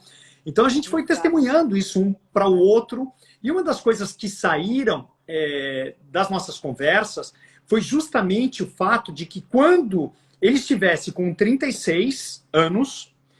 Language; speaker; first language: Portuguese; native; Portuguese